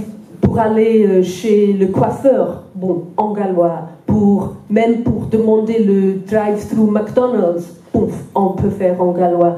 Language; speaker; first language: French; non-native, fluent; Welsh